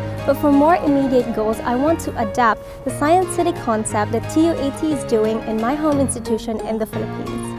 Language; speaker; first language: English; non-native, local second language; Cebuano